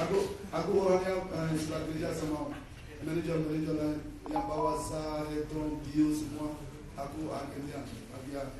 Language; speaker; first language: Indonesian; non-native, fluent; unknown